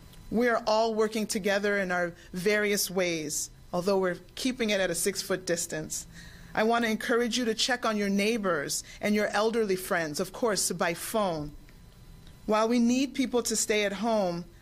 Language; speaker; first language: English; native; English